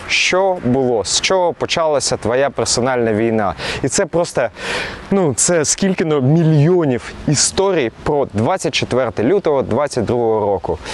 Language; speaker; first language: Ukrainian; non-native, local second language; Russian